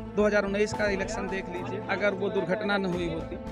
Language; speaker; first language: Hindi; native; Hindi